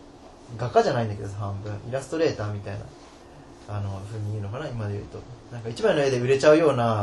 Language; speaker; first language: Japanese; native; Japanese